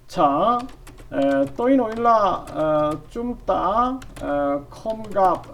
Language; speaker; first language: Vietnamese; non-native, learner; Korean